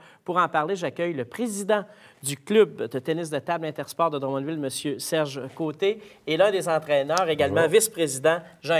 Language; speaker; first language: French; native; French